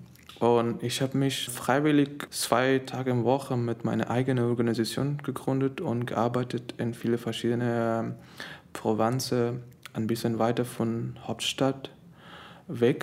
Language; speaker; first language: German; non-native, learner; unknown